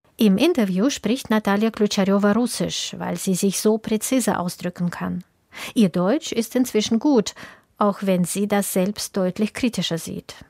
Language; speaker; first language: German; native; German